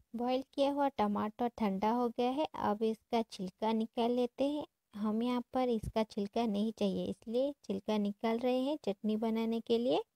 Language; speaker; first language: Hindi; non-native, local second language; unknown